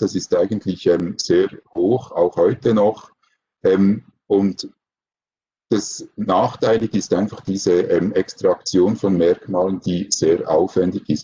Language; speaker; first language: German; native; German